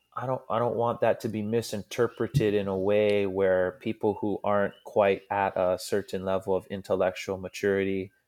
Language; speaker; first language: English; native; English